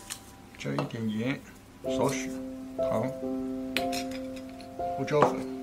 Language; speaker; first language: Chinese; native; Chinese